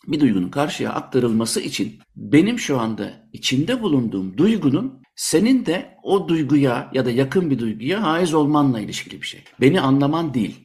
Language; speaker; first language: Turkish; native; Turkish